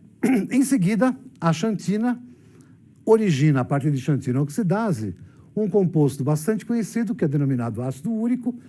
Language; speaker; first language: Portuguese; native; Portuguese